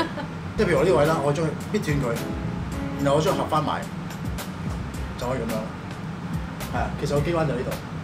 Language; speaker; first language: Cantonese; native; Cantonese